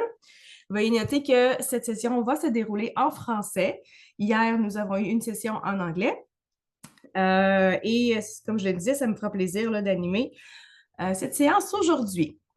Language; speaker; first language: French; native; French